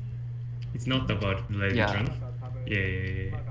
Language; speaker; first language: English; non-native, learner; Japanese